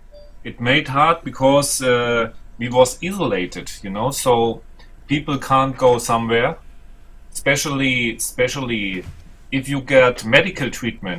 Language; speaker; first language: English; non-native, learner; German